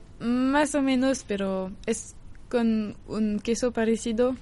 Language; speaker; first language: Spanish; non-native, learner; French